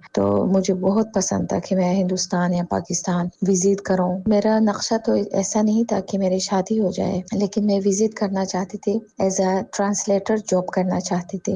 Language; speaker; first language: Urdu; non-native, fluent; Tajik